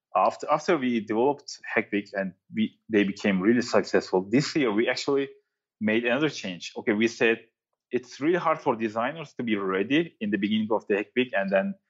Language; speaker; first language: English; non-native, fluent; Turkish